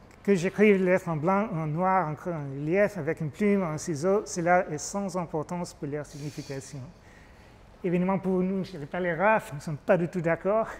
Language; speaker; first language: French; non-native, fluent; English